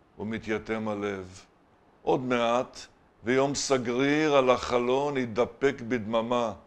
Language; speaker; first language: Hebrew; native; Hebrew